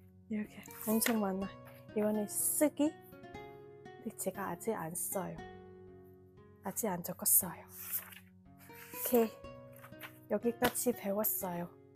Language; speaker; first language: Korean; non-native, fluent; Vietnamese